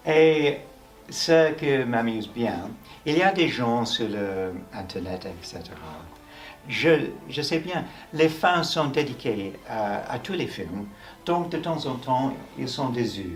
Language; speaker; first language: French; non-native, fluent; English